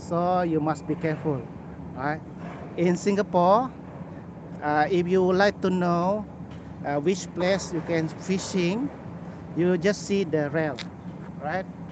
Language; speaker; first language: English; non-native, local second language; Malay